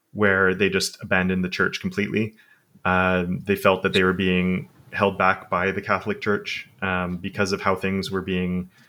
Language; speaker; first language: English; native; English